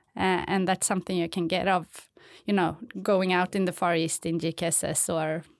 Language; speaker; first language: English; non-native, fluent; Swedish